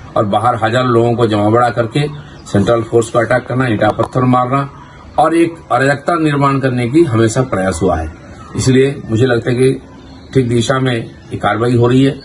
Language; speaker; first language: Hindi; non-native, local second language; Bangla